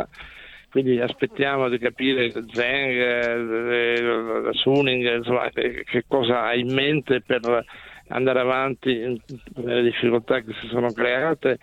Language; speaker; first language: Italian; native; Italian